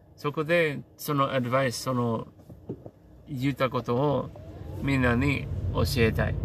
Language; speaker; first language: Japanese; non-native, learner; English